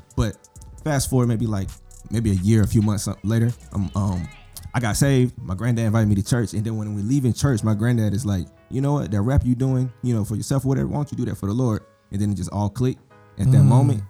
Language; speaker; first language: English; native; English